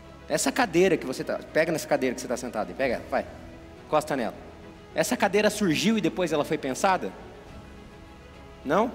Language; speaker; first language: Portuguese; native; Portuguese